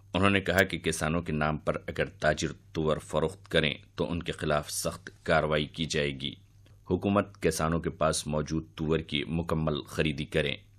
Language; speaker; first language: Urdu; native; Urdu